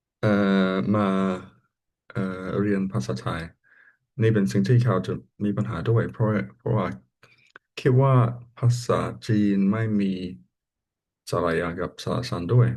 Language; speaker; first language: Thai; non-native, learner; English